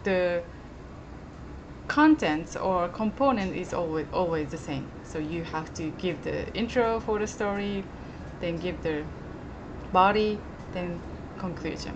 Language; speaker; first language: English; non-native, fluent; Japanese